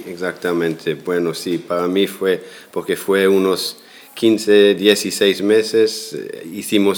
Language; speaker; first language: Spanish; non-native, fluent; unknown